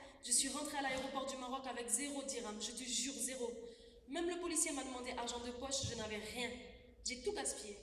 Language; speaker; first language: French; non-native, local second language; Wolof